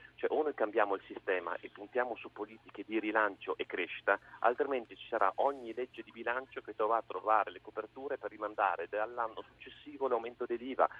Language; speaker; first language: Italian; native; Italian